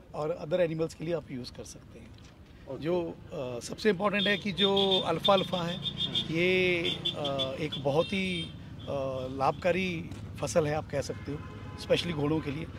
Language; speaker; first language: Hindi; native; Hindi